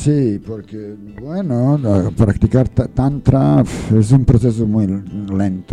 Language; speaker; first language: Spanish; non-native, learner; English